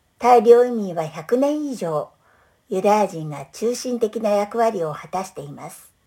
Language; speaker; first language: Japanese; non-native, fluent; English